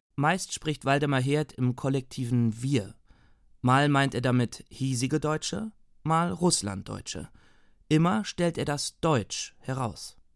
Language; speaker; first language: German; native; German